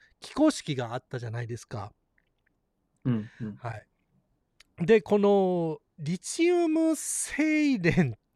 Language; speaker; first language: Japanese; early bilingual, heritage; Japanese